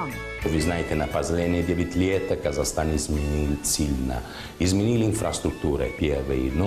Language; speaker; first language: Russian; non-native, learner; Italian